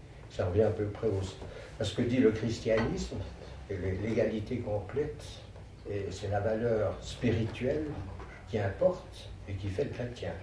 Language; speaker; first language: French; native; French